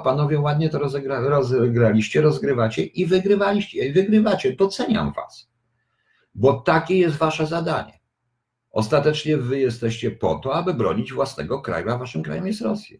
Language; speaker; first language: Polish; native; Polish